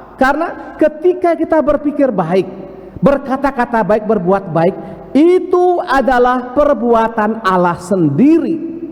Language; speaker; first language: Indonesian; native; Indonesian